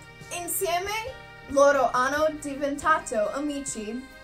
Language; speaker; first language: Italian; non-native, learner; English